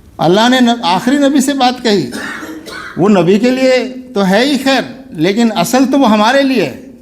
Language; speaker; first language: Urdu; native; Urdu